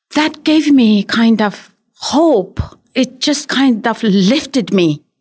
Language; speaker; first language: English; non-native, fluent; Chinese